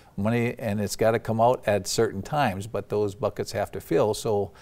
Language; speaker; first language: English; native; English